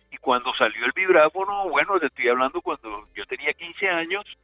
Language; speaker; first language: Spanish; native; Spanish